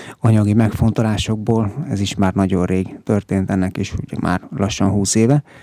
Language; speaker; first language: Hungarian; native; Hungarian